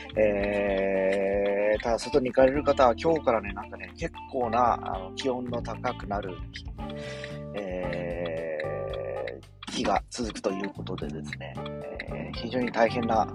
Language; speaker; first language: Japanese; native; Japanese